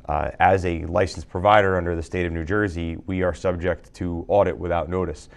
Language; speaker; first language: English; native; English